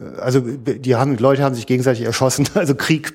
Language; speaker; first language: German; native; German